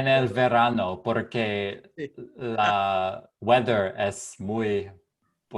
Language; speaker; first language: Spanish; non-native, learner; English